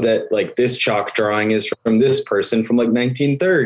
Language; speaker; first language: English; native; English